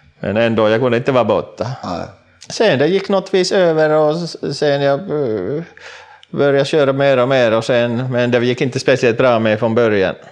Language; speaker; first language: Swedish; non-native, local second language; Finnish